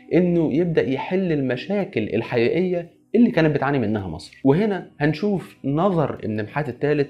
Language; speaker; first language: Arabic; native; Arabic